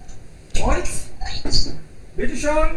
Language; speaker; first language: German; non-native, fluent; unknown